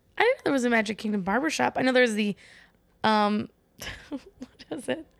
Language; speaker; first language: English; native; English